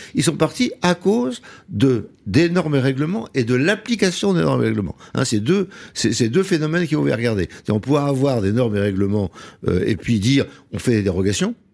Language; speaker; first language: French; native; French